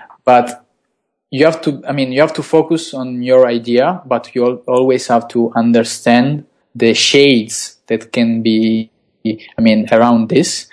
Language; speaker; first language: English; non-native, fluent; Italian